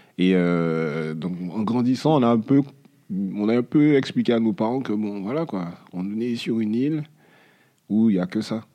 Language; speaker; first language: French; native; French